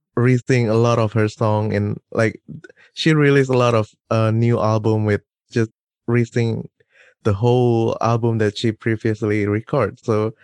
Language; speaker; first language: English; non-native, fluent; Indonesian